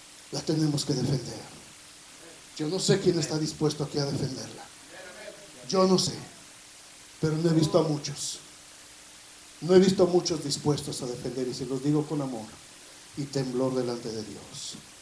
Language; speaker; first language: Spanish; native; Spanish